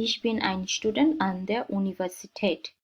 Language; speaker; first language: German; non-native, fluent; Bangla